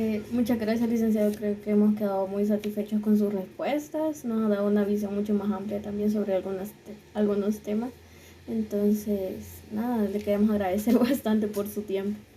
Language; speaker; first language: Spanish; native; Spanish